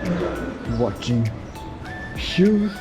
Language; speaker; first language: English; non-native, learner; Italian